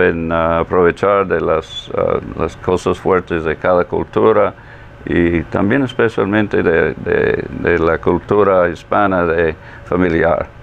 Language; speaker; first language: Spanish; non-native, fluent; English